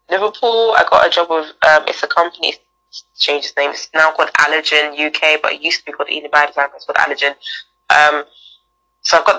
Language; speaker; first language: English; native; English